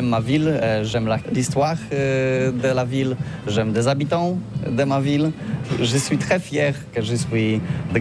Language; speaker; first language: French; non-native, learner; Polish